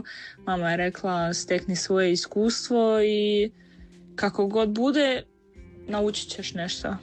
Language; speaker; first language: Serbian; early bilingual, heritage; Croatian